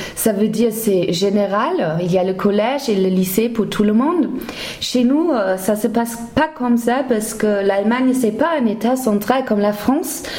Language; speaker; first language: French; non-native, fluent; German